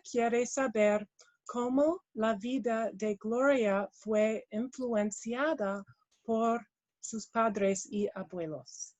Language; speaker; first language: Spanish; non-native, learner; English